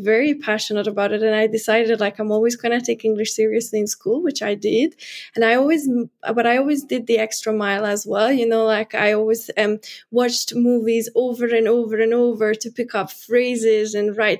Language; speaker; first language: English; non-native, fluent; Hungarian